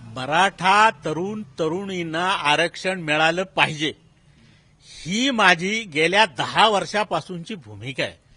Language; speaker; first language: Marathi; native; Marathi